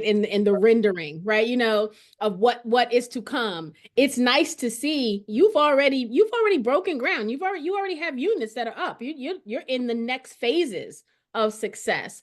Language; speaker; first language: English; native; English